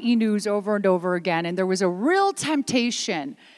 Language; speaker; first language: English; early bilingual, other home language; Italian